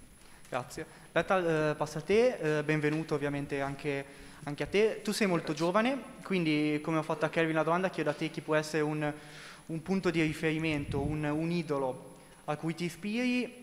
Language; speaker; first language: Italian; native; Italian